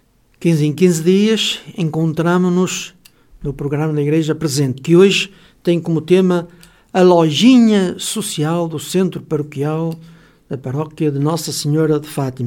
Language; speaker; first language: Portuguese; native; Portuguese